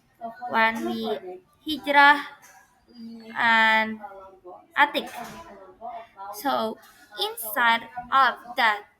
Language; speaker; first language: English; non-native, learner; Indonesian